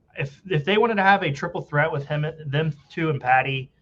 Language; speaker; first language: English; native; English